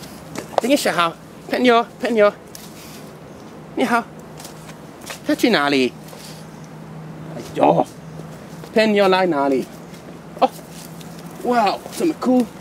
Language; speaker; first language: Chinese; non-native, learner; Swedish